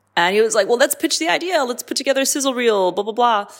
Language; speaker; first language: English; non-native, local second language; Cantonese